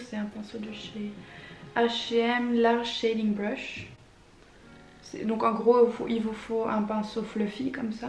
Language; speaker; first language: French; native; French